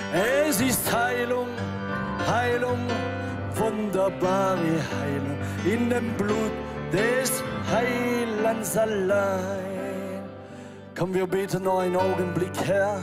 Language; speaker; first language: German; non-native, fluent; French